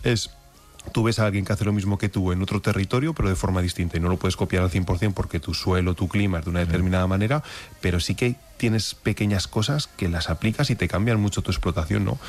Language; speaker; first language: Spanish; native; Spanish